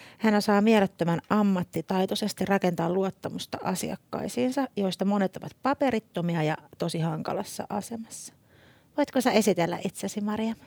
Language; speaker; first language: Finnish; native; Finnish